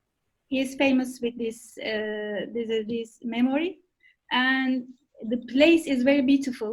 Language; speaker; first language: English; non-native, fluent; Turkish